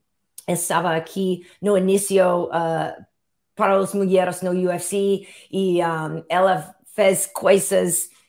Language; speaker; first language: Portuguese; non-native, learner; English